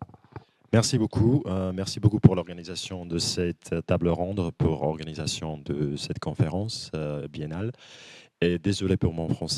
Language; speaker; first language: French; non-native, fluent; Czech